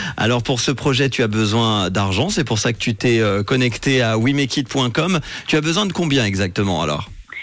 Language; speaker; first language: French; native; French